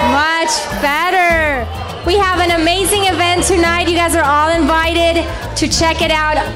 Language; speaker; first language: English; early bilingual, other home language; Spanish